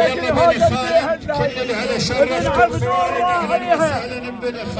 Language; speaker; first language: Arabic; native; Arabic